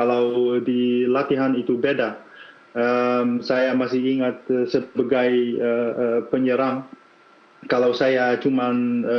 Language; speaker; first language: Indonesian; non-native, fluent; Dutch